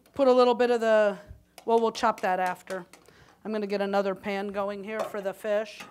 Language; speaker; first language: English; native; English